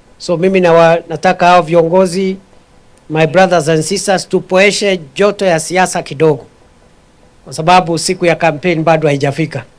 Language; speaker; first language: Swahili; non-native, local second language; Meru